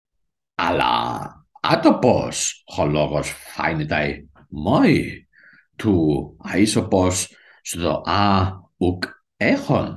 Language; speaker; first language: Greek; non-native, learner; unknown